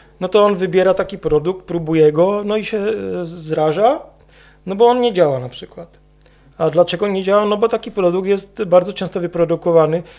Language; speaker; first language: Polish; non-native, fluent; Czech